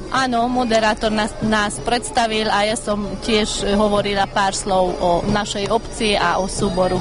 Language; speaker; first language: Slovak; non-native, local second language; Hungarian